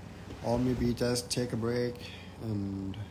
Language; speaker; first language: English; non-native, fluent; Thai